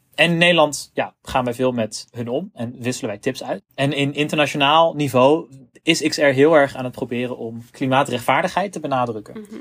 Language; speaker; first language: Dutch; native; Dutch